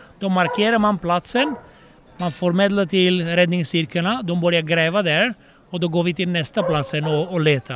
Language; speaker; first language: Swedish; non-native, fluent; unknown